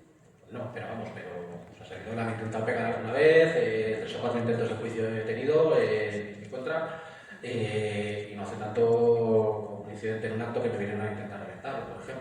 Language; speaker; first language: Spanish; native; Spanish